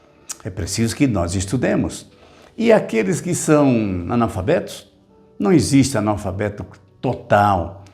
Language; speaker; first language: Portuguese; native; Portuguese